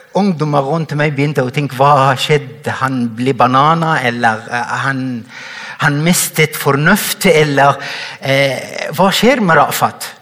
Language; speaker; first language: Norwegian; non-native, fluent; Arabic